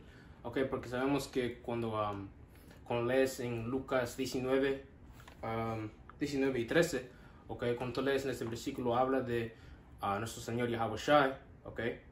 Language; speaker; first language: Spanish; non-native, learner; English